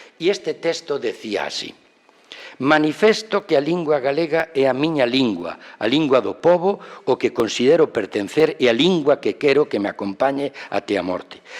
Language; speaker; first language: Galician; non-native, local second language; Spanish